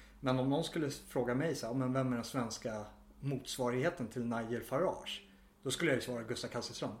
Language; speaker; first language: Swedish; native; Swedish